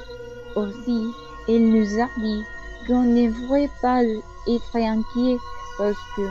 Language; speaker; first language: French; non-native, learner; Spanish